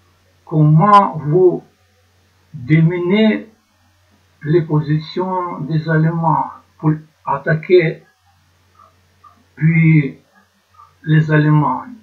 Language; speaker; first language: French; non-native, learner; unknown